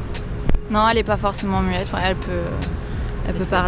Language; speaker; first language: French; native; French